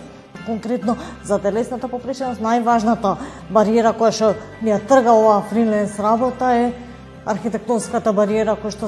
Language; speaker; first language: Macedonian; native; Macedonian